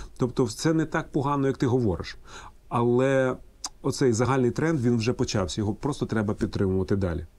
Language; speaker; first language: Ukrainian; non-native, local second language; Russian